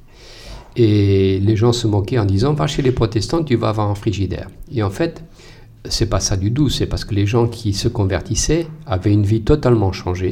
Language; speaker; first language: French; non-native, fluent; Portuguese